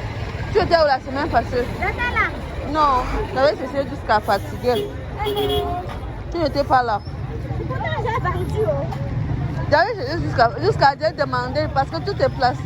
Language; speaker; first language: French; non-native, local second language; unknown